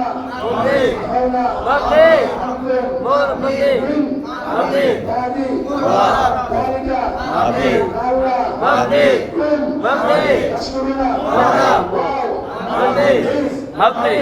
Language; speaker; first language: Arabic; non-native, learner; Bangla